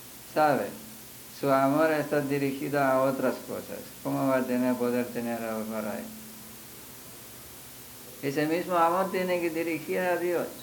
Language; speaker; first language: Spanish; non-native, fluent; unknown